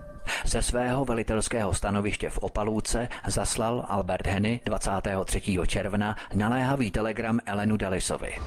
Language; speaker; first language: Czech; native; Czech